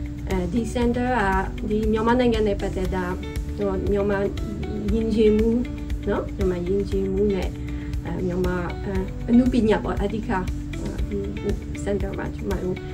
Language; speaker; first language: Burmese; non-native, fluent; French